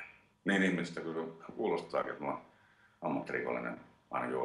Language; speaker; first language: Finnish; native; Finnish